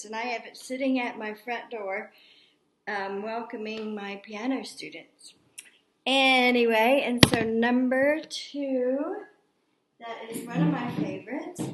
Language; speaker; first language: English; native; English